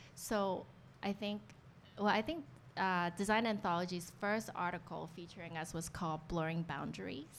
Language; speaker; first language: English; native; English